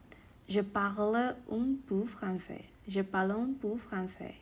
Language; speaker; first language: French; non-native, learner; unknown